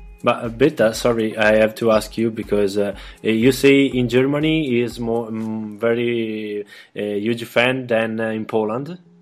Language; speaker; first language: English; non-native, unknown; Italian